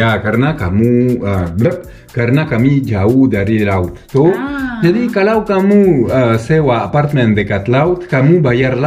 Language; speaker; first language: Indonesian; non-native, learner; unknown